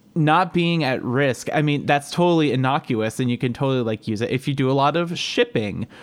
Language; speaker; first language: English; native; English